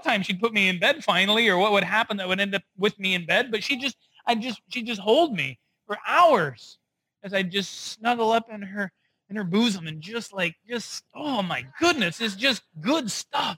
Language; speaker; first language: English; native; English